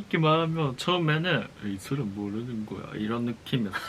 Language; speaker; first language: Korean; non-native, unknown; Japanese